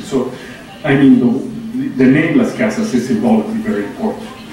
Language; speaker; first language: English; non-native, fluent; Spanish